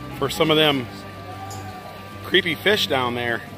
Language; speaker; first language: English; native; English